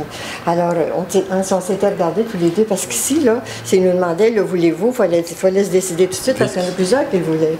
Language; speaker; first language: French; native; French